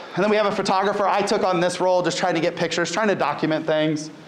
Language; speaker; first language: English; native; English